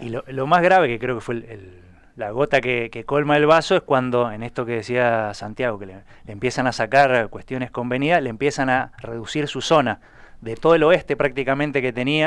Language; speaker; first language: Spanish; native; Spanish